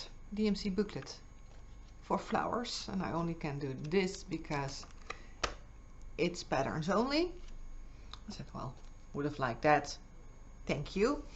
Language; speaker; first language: English; non-native, fluent; Dutch